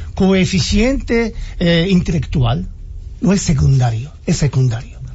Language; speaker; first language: Spanish; non-native, fluent; Japanese